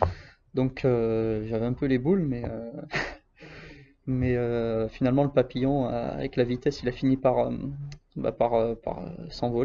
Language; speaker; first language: French; native; French